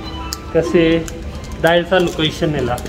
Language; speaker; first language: Filipino; non-native, learner; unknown